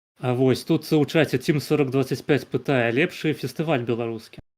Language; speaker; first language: Belarusian; native; Belarusian